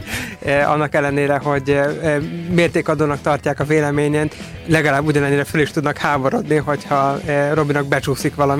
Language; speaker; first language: Hungarian; native; Hungarian